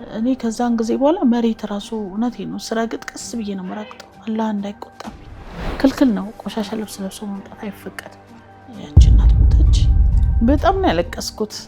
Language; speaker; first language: Amharic; native; Amharic